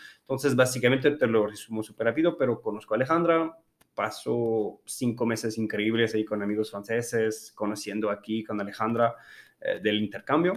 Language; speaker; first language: Spanish; non-native, fluent; French